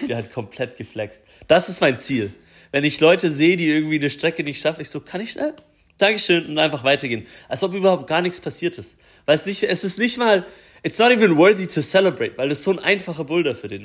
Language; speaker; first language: German; native; German